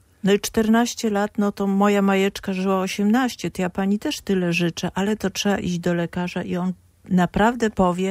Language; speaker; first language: Polish; native; Polish